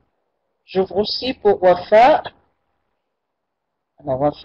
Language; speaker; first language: French; non-native, fluent; Arabic